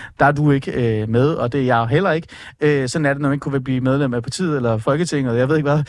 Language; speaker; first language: Danish; early bilingual, other home language; Persian